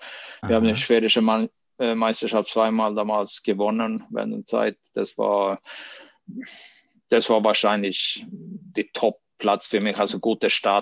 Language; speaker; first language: German; non-native, fluent; Swedish